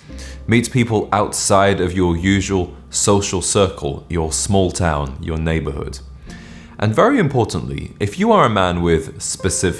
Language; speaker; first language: English; native; English